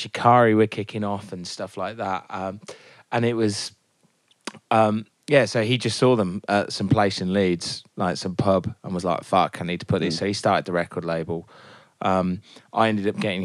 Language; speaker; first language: English; native; English